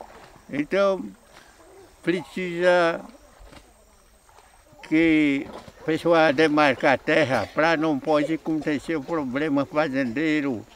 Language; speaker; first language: Portuguese; non-native, local second language; Kayapó